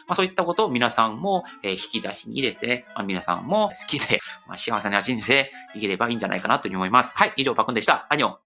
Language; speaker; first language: Japanese; non-native, fluent; Korean